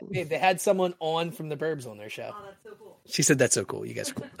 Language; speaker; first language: English; native; English